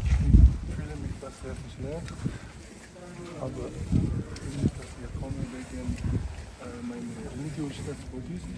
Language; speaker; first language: German; non-native, learner; Tibetan